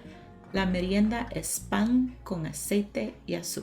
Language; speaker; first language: Spanish; non-native, learner; English